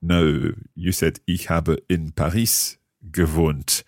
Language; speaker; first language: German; non-native, learner; English